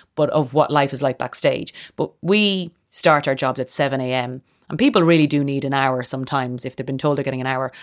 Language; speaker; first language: English; native; English